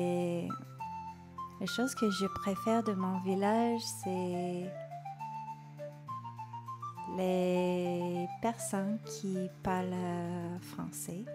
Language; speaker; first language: French; non-native, learner; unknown